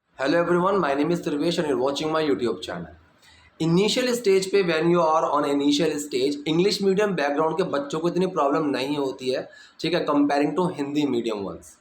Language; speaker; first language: Hindi; native; Hindi